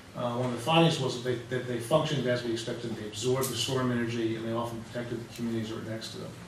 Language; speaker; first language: English; native; English